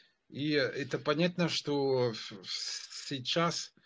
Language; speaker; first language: Russian; non-native, fluent; French